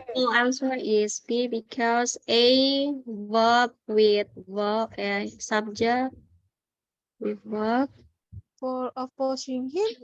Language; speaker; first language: English; non-native, learner; Indonesian